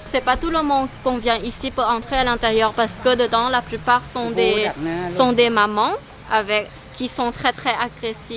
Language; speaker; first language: French; non-native, learner; Thai